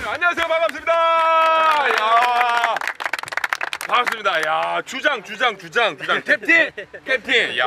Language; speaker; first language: Korean; native; Korean